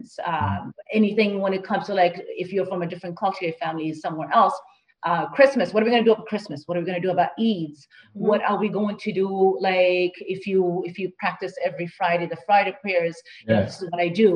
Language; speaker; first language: English; non-native, fluent; Arabic